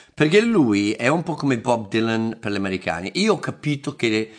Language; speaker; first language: Italian; non-native, fluent; English